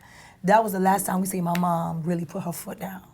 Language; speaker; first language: English; native; English